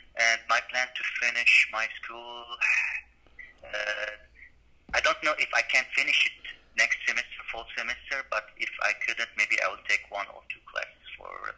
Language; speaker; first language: English; non-native, learner; Arabic